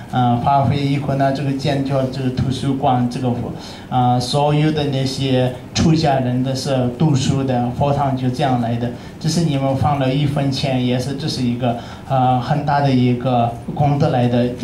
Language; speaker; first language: Chinese; non-native, learner; Tibetan